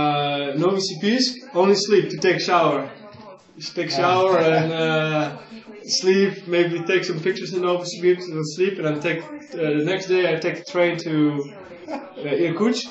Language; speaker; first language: English; non-native, learner; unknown